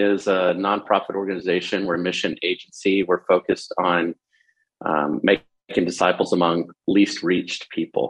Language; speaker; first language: English; native; English